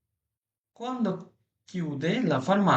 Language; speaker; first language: Italian; non-native, fluent; Bangla